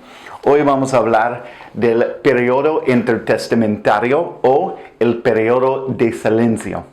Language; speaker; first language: Spanish; non-native, fluent; English